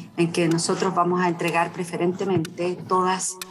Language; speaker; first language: Spanish; native; Spanish